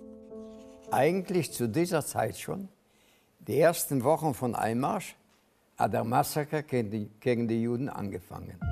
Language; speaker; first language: German; non-native, fluent; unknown